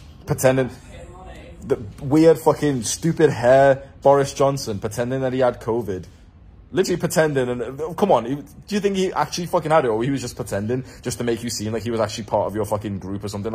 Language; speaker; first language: English; native; English